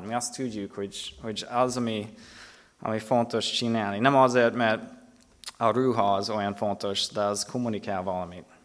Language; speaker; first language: Hungarian; non-native, fluent; English